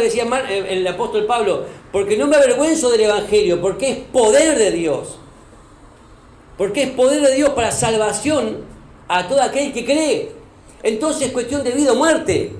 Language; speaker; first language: Spanish; native; Spanish